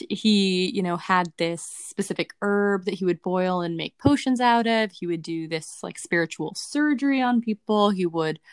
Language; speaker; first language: English; native; English